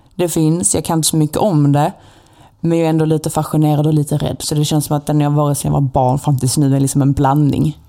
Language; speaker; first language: Swedish; native; Swedish